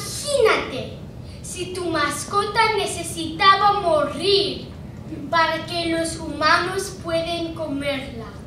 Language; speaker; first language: Spanish; non-native, learner; English